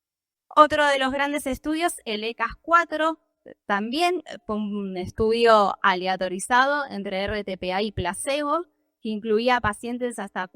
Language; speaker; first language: Spanish; native; Spanish